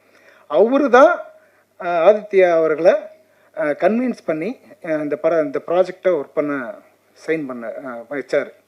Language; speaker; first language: Tamil; native; Tamil